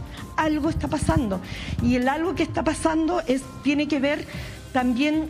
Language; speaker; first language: Spanish; native; Spanish